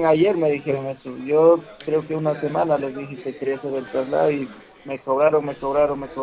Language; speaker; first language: Spanish; native; Spanish